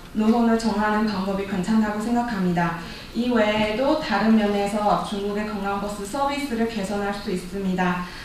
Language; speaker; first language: Korean; non-native, fluent; Chinese